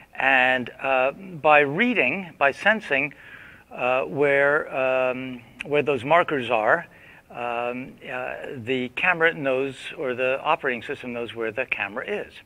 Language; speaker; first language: English; native; English